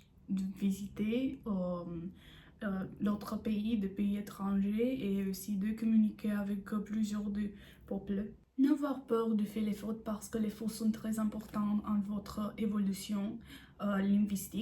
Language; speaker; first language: French; non-native, learner; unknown